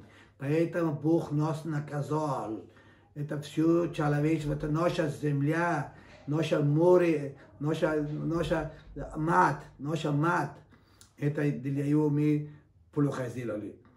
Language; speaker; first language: Russian; non-native, learner; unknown